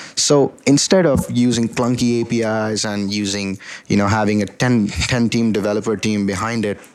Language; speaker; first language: English; non-native, local second language; Hindi